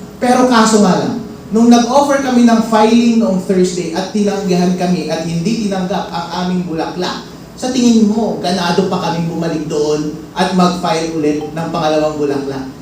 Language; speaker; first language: Filipino; non-native, local second language; Iloko